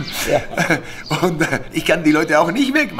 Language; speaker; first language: German; non-native, fluent; Spanish